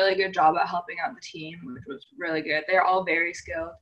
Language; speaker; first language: English; native; English